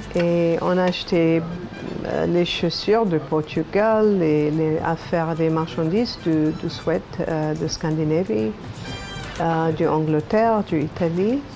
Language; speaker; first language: French; non-native, learner; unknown